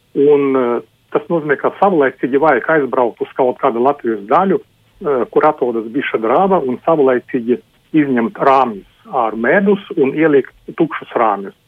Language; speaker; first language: Latvian; non-native, local second language; Russian